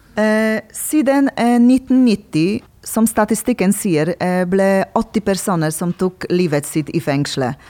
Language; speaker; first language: Norwegian; non-native, fluent; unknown